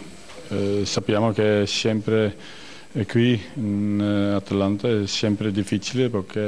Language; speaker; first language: Italian; non-native, learner; Dutch